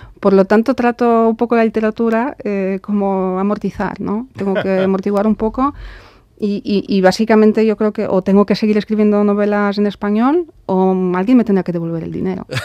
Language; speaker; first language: Spanish; non-native, fluent; Polish